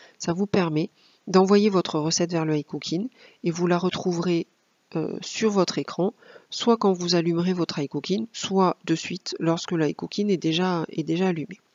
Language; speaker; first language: French; native; French